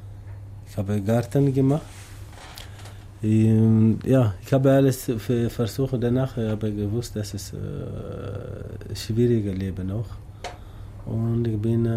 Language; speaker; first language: German; non-native, learner; Tamasheq